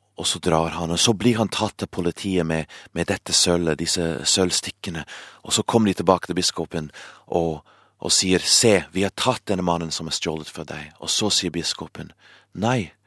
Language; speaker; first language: Norwegian; non-native, fluent; English